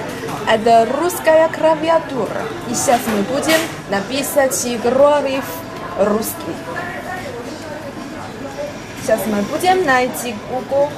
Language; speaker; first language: Russian; non-native, learner; Chinese